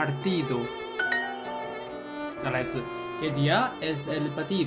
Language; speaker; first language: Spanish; non-native, learner; Chinese